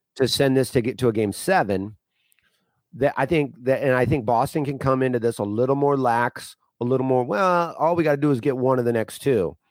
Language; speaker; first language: English; native; English